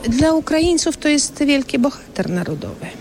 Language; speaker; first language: Polish; early bilingual, heritage; Polish